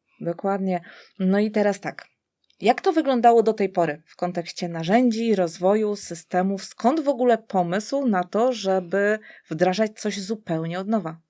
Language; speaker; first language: Polish; native; Polish